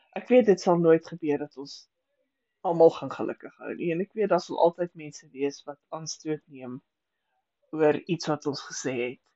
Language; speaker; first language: Afrikaans; native; Afrikaans